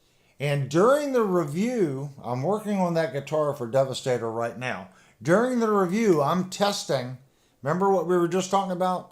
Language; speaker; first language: English; native; English